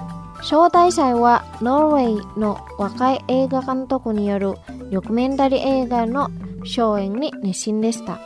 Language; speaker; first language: Japanese; non-native, fluent; Indonesian